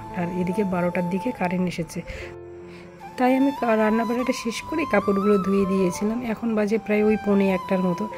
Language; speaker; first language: Bangla; non-native, local second language; Rangpuri